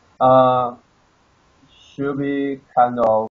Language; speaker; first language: English; non-native, learner; Chinese